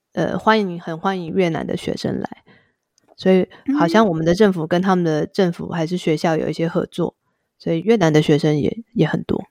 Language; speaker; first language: Chinese; native; Chinese